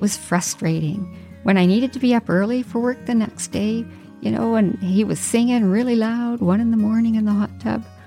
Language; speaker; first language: English; native; English